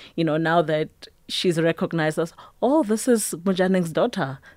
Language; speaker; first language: English; non-native, local second language; Tswana